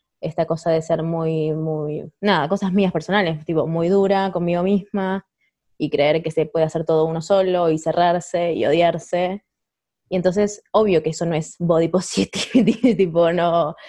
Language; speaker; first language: Spanish; native; Spanish